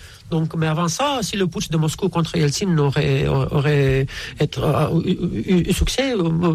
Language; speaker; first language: French; non-native, fluent; Romanian